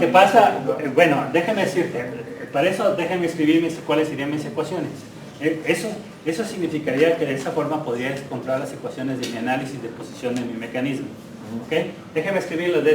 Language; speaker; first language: Spanish; native; Spanish